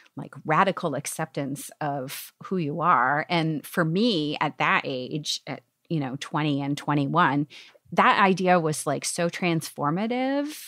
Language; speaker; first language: English; native; English